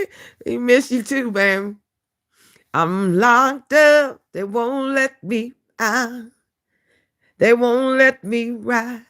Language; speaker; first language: English; native; English